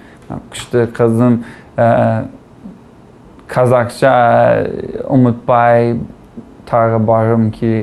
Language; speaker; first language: Kazakh; non-native, learner; English